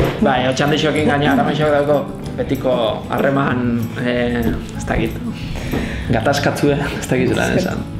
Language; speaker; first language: Basque; native; Basque